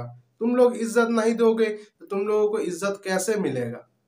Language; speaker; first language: Hindi; non-native, local second language; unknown